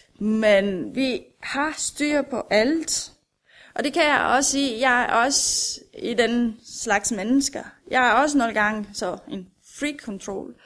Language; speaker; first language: Danish; non-native, fluent; Romanian